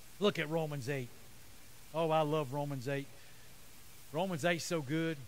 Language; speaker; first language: English; native; English